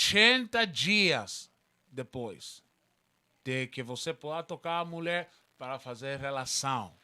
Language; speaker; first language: Portuguese; non-native, learner; Spanish